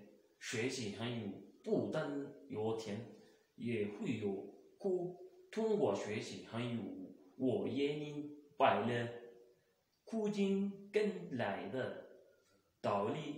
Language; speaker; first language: Chinese; non-native, learner; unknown